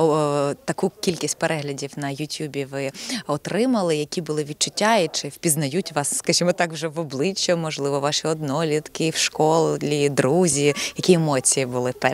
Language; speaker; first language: Ukrainian; native; Ukrainian